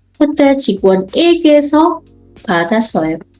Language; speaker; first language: Korean; non-native, fluent; Indonesian